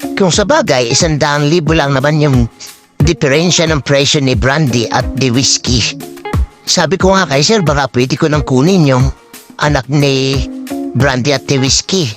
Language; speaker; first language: Filipino; native; Filipino